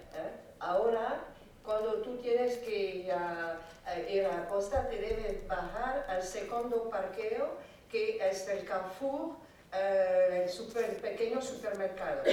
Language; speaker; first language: Spanish; non-native, fluent; French